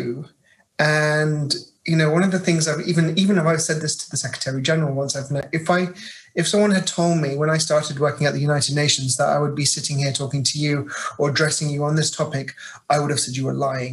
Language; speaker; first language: English; native; English